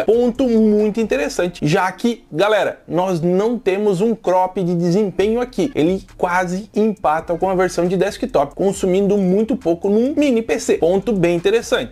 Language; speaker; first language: Portuguese; native; Portuguese